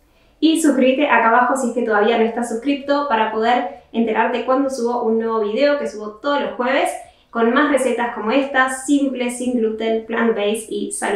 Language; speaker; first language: Spanish; native; Spanish